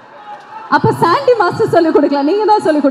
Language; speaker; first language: Tamil; native; Tamil